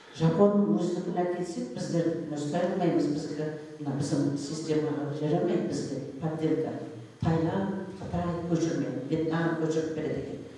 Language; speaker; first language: Kazakh; native; Kazakh